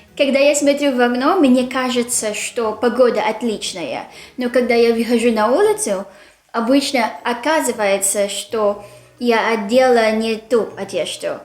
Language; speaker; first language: Russian; non-native, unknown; Filipino